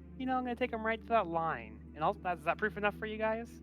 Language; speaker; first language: English; native; English